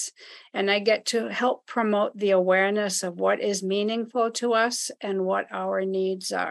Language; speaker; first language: English; non-native, fluent; Spanish